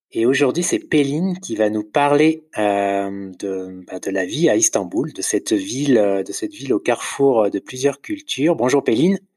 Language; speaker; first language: French; native; French